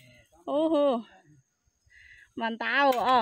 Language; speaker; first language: Chinese; native; Chinese